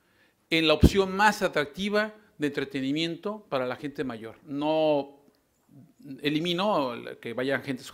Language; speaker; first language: Spanish; native; Spanish